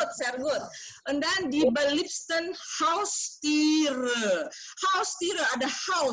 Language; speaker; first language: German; non-native, learner; Indonesian